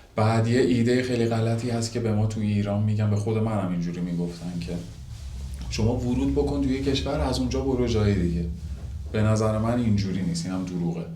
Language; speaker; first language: Persian; native; Persian